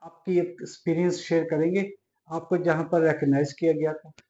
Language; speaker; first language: Hindi; non-native, local second language; Punjabi